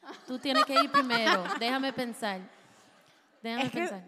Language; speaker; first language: Spanish; non-native, fluent; English